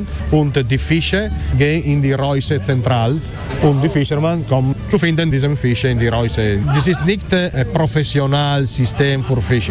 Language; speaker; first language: German; non-native, learner; Italian